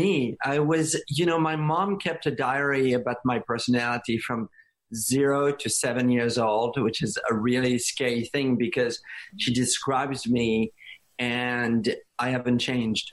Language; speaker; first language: English; non-native, fluent; French